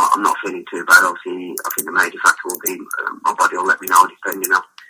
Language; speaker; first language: English; native; English